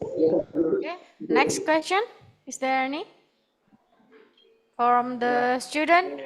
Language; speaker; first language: English; non-native, fluent; Indonesian